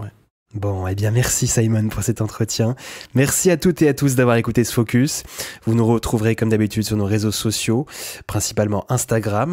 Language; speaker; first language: French; native; French